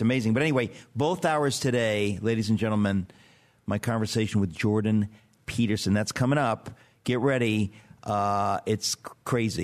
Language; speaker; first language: English; native; English